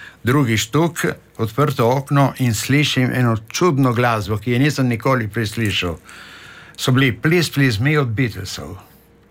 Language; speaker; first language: Slovenian; native; Slovenian